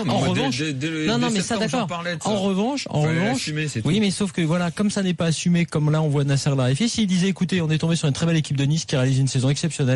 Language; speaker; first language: French; native; French